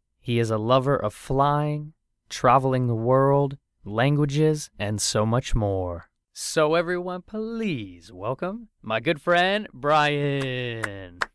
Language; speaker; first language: English; native; English